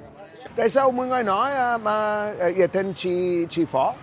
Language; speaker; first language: Vietnamese; non-native, learner; English